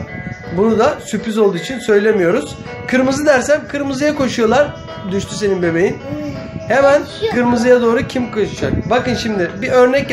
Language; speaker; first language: Turkish; native; Turkish